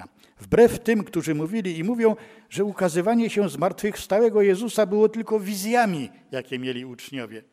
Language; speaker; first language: Polish; native; Polish